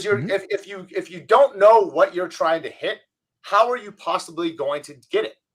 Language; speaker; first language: English; native; English